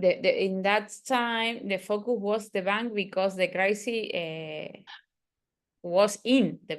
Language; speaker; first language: English; non-native, learner; Spanish